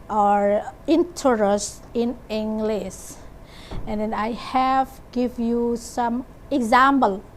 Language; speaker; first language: English; non-native, learner; Indonesian